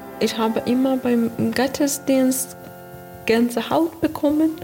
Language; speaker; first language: German; non-native, learner; Persian